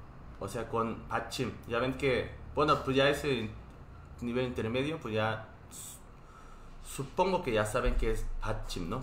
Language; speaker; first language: Spanish; non-native, fluent; Korean